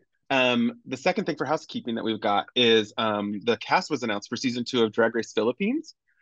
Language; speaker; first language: English; native; English